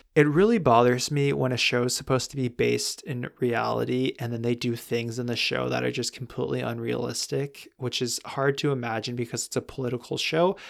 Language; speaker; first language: English; native; English